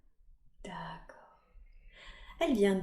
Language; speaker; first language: French; native; French